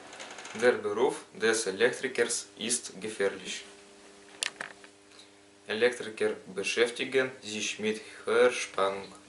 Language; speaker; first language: German; non-native, learner; Russian